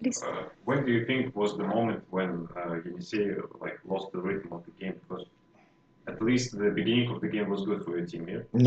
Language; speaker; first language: English; non-native, fluent; Russian